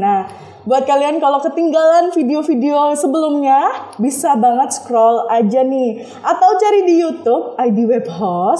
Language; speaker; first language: Indonesian; native; Indonesian